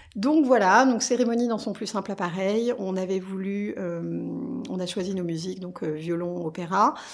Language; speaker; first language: French; native; French